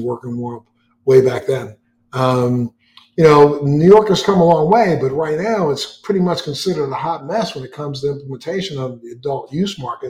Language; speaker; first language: English; native; English